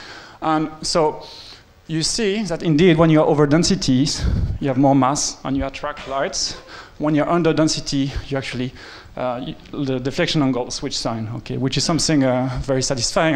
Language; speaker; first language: English; non-native, fluent; French